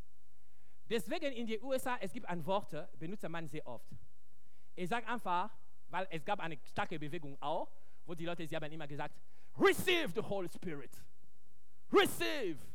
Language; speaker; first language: German; non-native, fluent; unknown